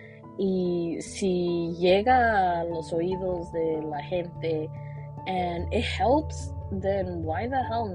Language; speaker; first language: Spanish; early bilingual, heritage; Spanish